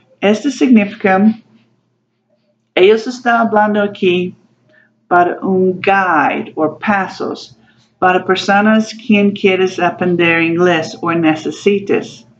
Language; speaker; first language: Spanish; non-native, learner; English